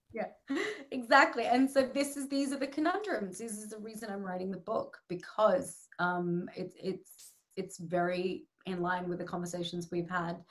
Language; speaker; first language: English; native; English